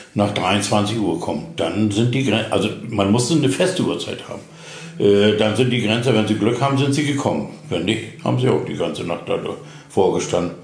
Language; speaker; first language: German; native; German